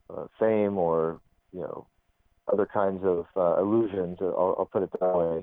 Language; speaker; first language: English; native; English